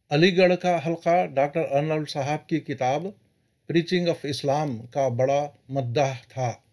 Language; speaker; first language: Urdu; native; Urdu